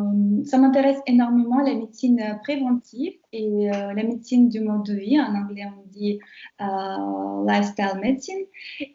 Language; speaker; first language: French; non-native, fluent; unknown